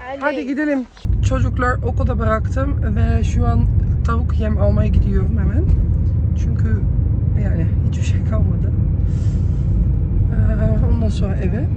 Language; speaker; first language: Turkish; early bilingual, heritage; Turkish